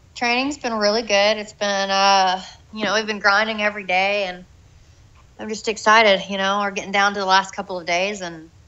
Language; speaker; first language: English; native; English